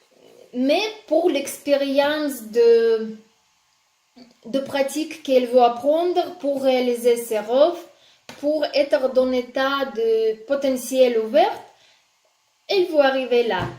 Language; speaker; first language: French; non-native, fluent; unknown